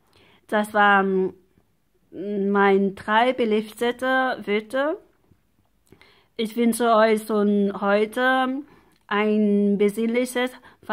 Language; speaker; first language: German; non-native, learner; Vietnamese